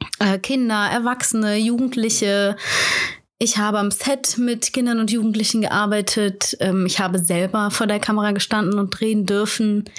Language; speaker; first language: German; native; German